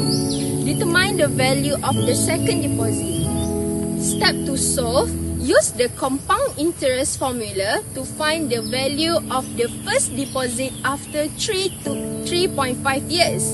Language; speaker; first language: English; non-native, local second language; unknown